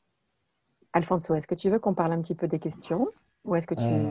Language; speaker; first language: French; native; French